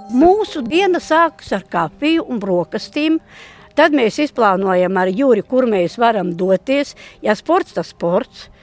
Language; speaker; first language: Latvian; non-native, local second language; Russian